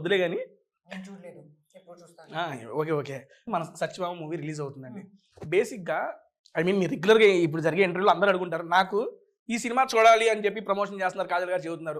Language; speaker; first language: Telugu; native; Telugu